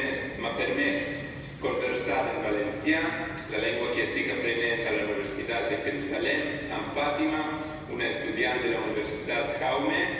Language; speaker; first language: Catalan; non-native, learner; Hebrew